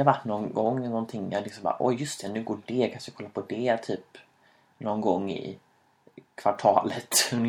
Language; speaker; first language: Swedish; native; Swedish